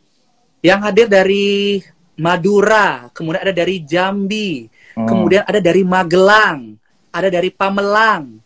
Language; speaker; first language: Indonesian; native; Indonesian